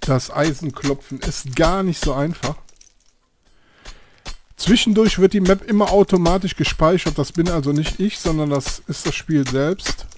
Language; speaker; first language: German; native; German